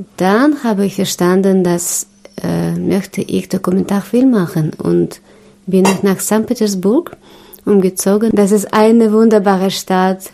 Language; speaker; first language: German; non-native, learner; Russian